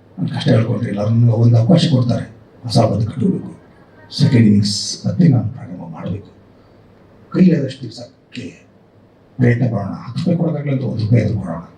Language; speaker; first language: Kannada; native; Kannada